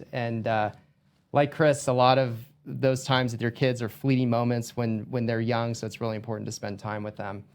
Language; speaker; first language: English; native; English